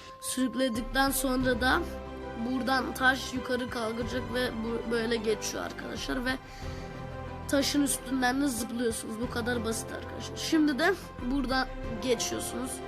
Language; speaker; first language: Turkish; native; Turkish